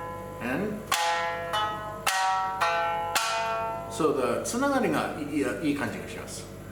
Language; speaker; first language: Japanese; non-native, fluent; English